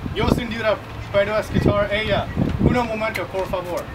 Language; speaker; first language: Spanish; non-native, learner; English